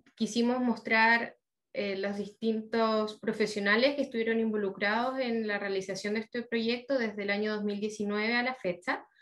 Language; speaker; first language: Spanish; native; Spanish